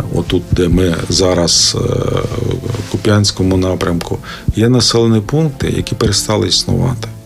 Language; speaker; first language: Ukrainian; native; Ukrainian